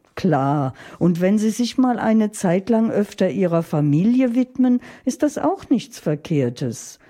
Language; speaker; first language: German; native; German